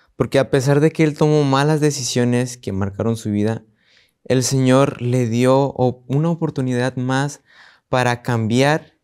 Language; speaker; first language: Spanish; native; Spanish